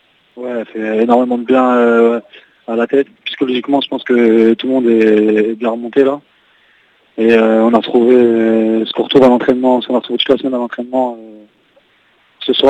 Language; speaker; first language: French; native; French